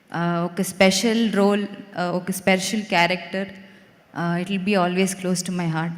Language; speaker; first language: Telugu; non-native, local second language; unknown